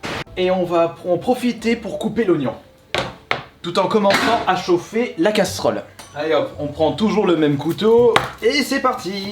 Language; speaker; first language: French; native; French